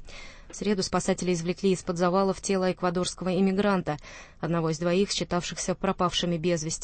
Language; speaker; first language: Russian; native; Russian